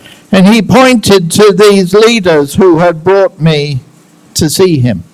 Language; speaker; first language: English; native; English